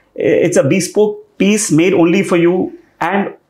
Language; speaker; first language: English; non-native, local second language; Hindi